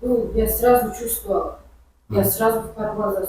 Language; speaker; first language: Russian; non-native, local second language; Kyrgyz